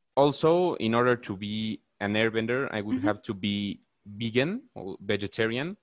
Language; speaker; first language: English; non-native, fluent; Spanish